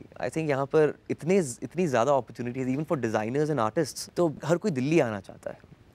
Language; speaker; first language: Hindi; native; Hindi